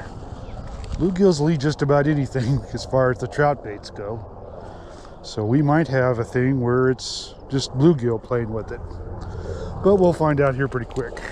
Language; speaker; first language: English; native; English